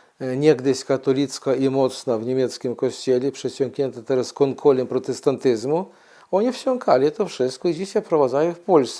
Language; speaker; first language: Polish; non-native, fluent; Ukrainian